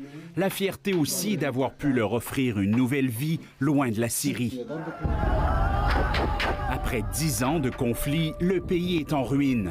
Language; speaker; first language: French; native; French